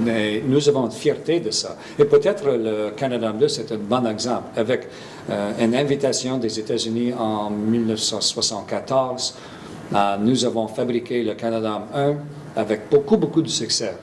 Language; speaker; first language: French; non-native, fluent; English